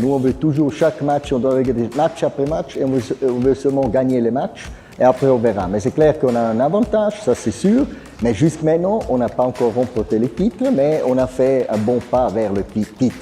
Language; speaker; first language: French; non-native, fluent; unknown